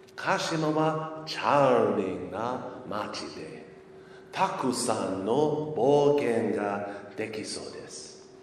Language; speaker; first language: Japanese; non-native, learner; English